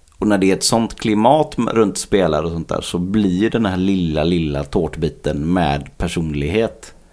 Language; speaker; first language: Swedish; native; Swedish